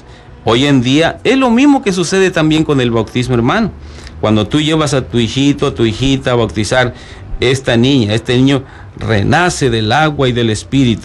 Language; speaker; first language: Spanish; native; Spanish